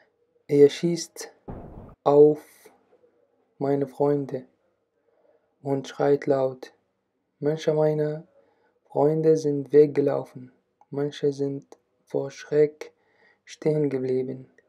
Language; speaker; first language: German; non-native, learner; Arabic